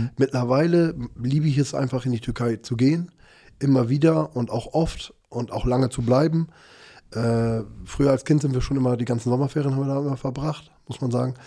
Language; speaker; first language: German; early bilingual, other home language; Turkish